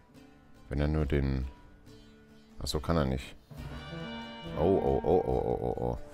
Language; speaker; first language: German; native; German